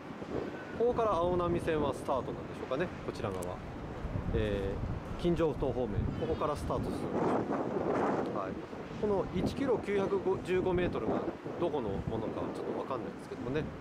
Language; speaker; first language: Japanese; native; Japanese